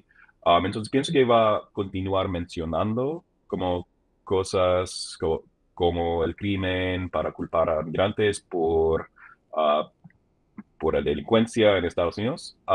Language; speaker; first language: Spanish; non-native, fluent; English